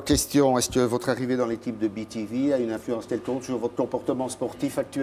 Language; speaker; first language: French; native; French